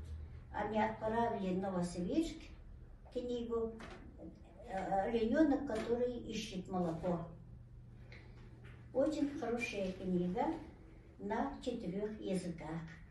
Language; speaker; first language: Russian; non-native, local second language; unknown